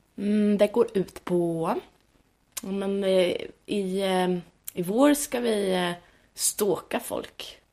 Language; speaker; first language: Swedish; native; Swedish